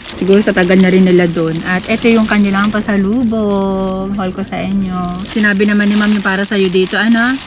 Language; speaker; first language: Filipino; native; Filipino